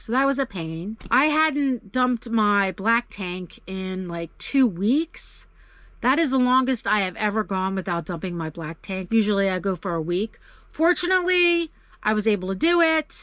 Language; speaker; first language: English; native; English